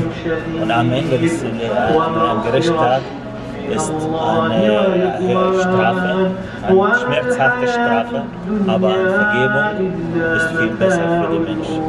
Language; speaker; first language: German; non-native, fluent; Arabic